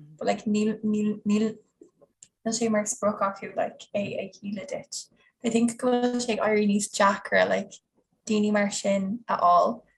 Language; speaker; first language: Irish; non-native, local second language; English